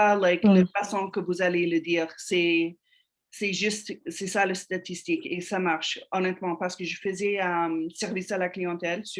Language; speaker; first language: French; non-native, fluent; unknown